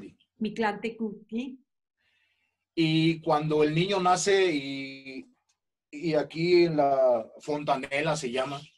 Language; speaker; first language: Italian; non-native, learner; Spanish